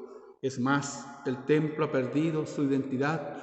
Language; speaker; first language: Spanish; native; Spanish